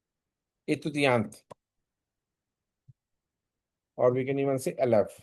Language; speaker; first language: French; non-native, learner; Hindi